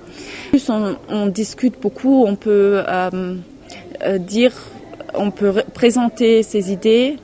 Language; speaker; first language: French; non-native, fluent; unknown